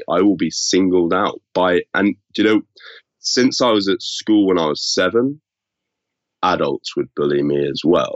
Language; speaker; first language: English; native; English